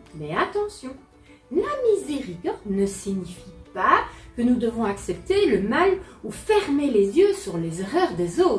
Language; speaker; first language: French; native; French